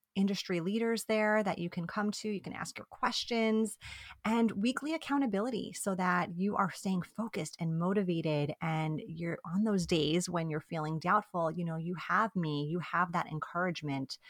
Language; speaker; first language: English; early bilingual, other home language; Italian